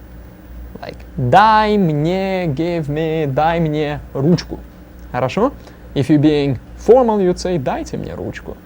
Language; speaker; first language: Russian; non-native, fluent; English